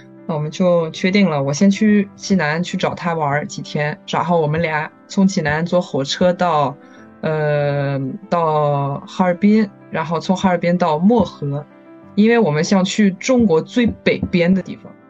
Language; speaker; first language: Chinese; non-native, fluent; French